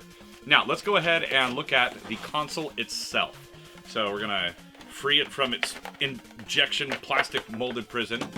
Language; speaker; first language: English; native; English